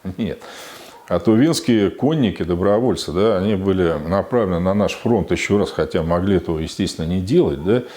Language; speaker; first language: Russian; native; Russian